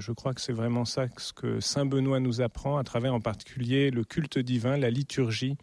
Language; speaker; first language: French; native; French